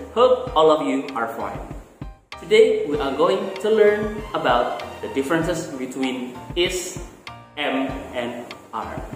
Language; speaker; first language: English; non-native, fluent; Indonesian